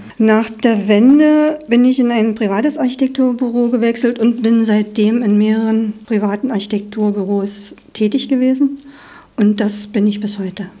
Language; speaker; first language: German; native; German